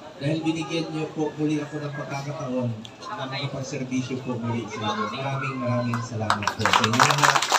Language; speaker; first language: Filipino; non-native, local second language; Cebuano